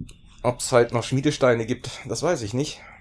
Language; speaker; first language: German; native; German